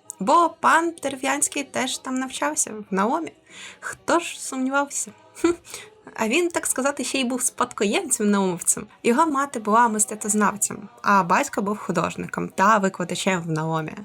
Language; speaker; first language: Ukrainian; native; Ukrainian